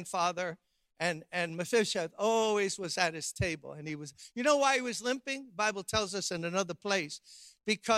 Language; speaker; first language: English; native; English